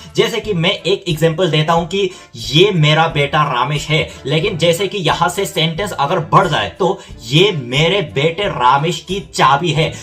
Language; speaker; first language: Hindi; non-native, fluent; Korean